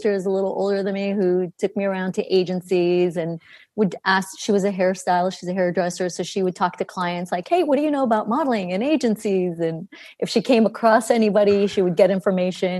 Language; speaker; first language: English; early bilingual, other home language; Greek